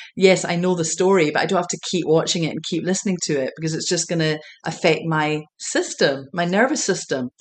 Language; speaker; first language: English; native; English